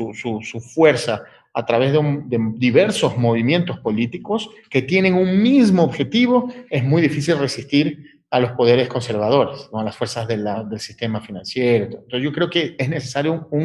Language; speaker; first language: Spanish; native; Spanish